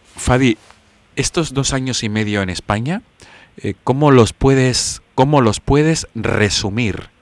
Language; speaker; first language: Spanish; native; Spanish